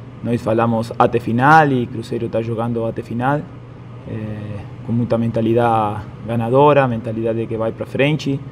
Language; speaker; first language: Portuguese; non-native, fluent; Spanish